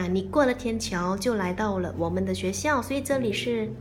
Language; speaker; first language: Chinese; non-native, learner; Thai